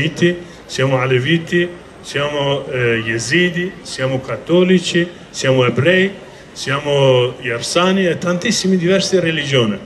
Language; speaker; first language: Italian; non-native, learner; Kurdish